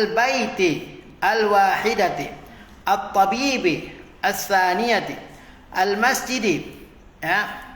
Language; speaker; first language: Arabic; non-native, fluent; Indonesian